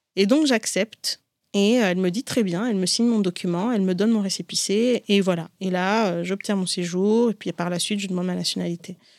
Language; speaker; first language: French; non-native, local second language; Ngazidja Comorian